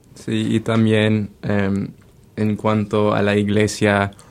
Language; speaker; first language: Spanish; non-native, fluent; English